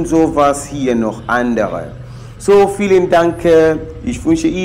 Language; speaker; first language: German; non-native, learner; Swahili